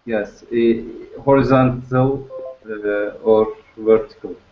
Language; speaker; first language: English; non-native, learner; Turkish